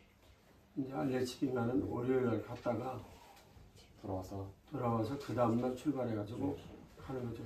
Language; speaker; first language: Korean; native; Korean